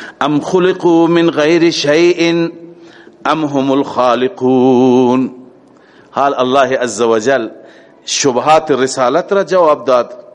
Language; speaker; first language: Persian; native; Persian